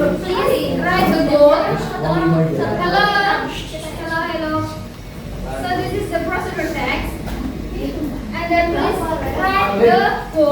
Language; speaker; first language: English; non-native, learner; Indonesian